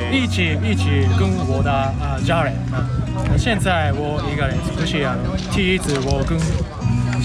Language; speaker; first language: Chinese; non-native, learner; Japanese